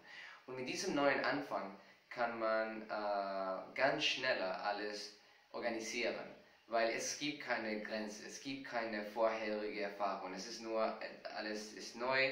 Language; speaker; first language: German; non-native, fluent; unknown